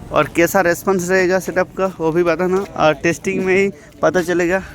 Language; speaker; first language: Hindi; non-native, local second language; Bangla